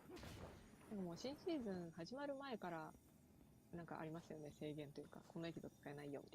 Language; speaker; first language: Japanese; native; Japanese